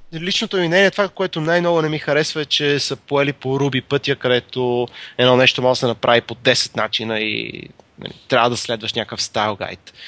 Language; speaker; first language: Bulgarian; native; Bulgarian